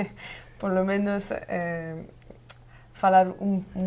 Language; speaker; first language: Spanish; non-native, learner; French